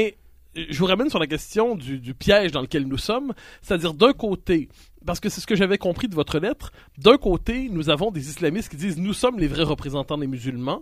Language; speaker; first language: French; native; French